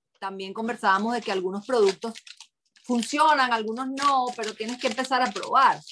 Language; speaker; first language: Spanish; native; Spanish